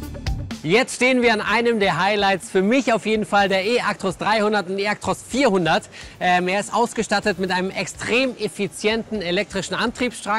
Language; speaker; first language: German; native; German